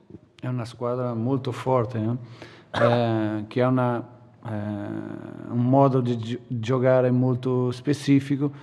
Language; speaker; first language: Italian; non-native, fluent; Portuguese